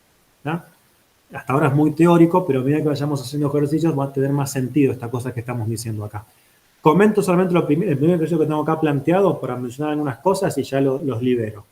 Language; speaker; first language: Spanish; native; Spanish